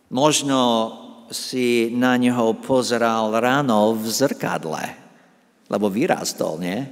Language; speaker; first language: Slovak; non-native, fluent; English